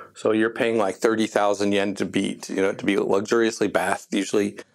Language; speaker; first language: English; native; English